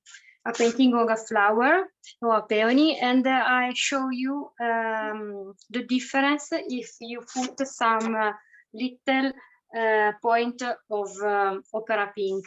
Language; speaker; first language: English; non-native, fluent; Italian